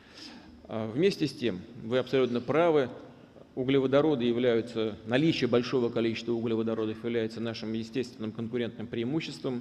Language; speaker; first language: Russian; native; Russian